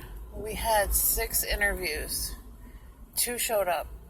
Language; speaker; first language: English; native; English